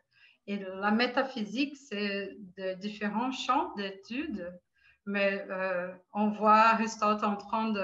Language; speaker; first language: French; non-native, fluent; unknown